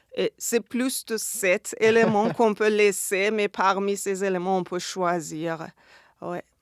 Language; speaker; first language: French; non-native, fluent; Persian